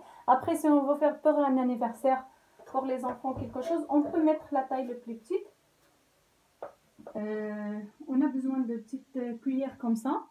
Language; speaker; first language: French; non-native, local second language; Arabic